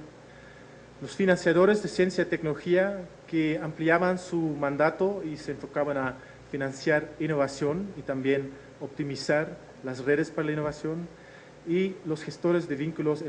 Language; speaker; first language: Spanish; non-native, fluent; Dutch